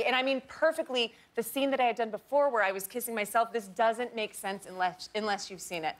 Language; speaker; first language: English; native; English